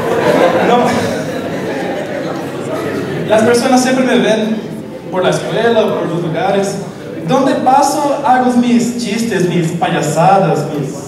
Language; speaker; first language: Spanish; non-native, local second language; Portuguese